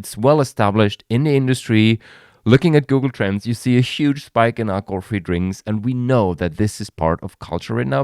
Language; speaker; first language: English; non-native, fluent; German